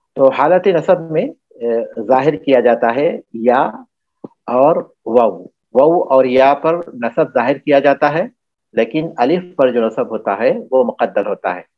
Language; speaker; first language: Urdu; native; Urdu